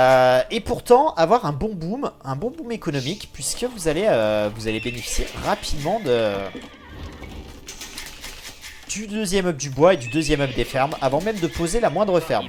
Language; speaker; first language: French; native; French